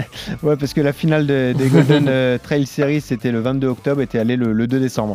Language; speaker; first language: French; native; French